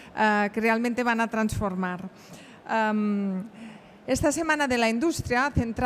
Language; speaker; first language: Spanish; non-native, local second language; Catalan